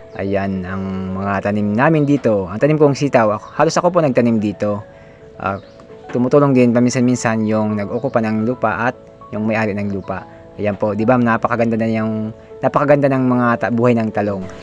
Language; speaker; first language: Filipino; non-native, local second language; Bikol